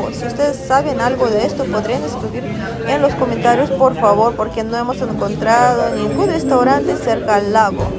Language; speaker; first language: Spanish; non-native, fluent; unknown